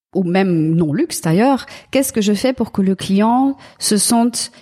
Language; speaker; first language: French; non-native, fluent; German